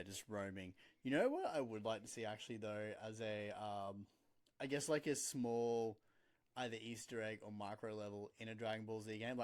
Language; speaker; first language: English; native; English